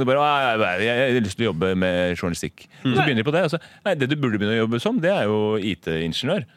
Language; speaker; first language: Norwegian; native; Norwegian